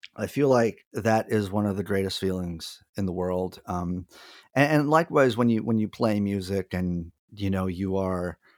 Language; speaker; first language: English; native; English